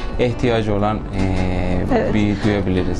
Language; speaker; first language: Turkish; non-native, local second language; Persian